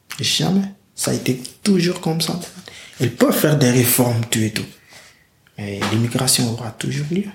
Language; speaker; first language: French; non-native, local second language; Fula